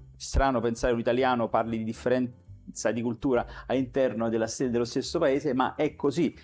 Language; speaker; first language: Italian; native; Italian